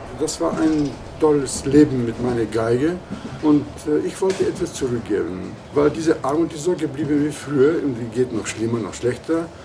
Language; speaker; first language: German; non-native, fluent; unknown